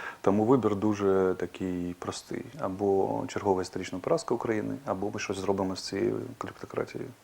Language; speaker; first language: Ukrainian; non-native, local second language; Russian